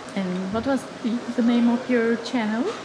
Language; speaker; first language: English; non-native, fluent; Chinese